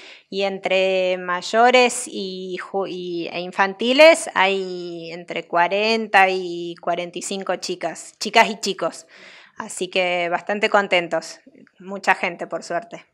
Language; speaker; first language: Spanish; native; Spanish